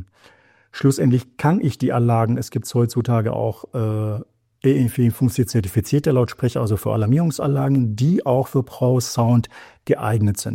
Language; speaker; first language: German; native; German